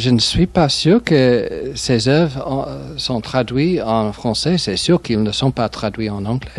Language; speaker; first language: French; non-native, fluent; English